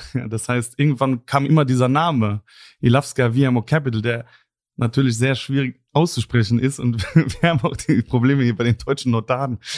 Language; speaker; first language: German; non-native, local second language; Luxembourgish